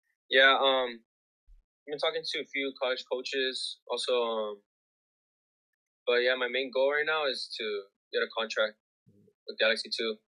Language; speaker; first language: English; early bilingual, other home language; Spanish